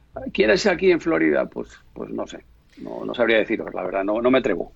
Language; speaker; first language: Spanish; native; Spanish